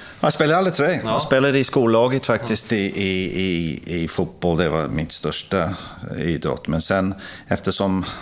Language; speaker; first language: Swedish; non-native, fluent; English